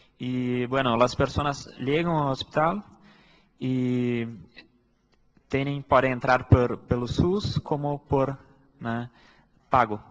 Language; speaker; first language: Spanish; non-native, fluent; Portuguese